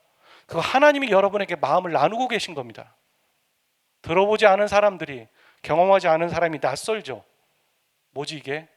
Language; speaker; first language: Korean; native; Korean